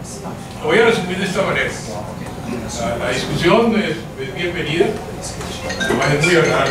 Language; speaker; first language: Spanish; native; Spanish